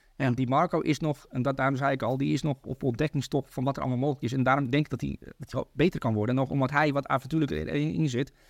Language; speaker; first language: Dutch; early bilingual, other home language; Turkish